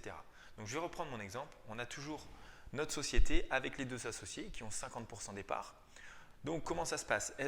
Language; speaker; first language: French; native; French